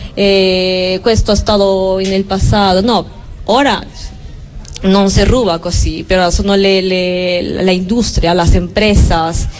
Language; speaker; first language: Italian; non-native, fluent; Spanish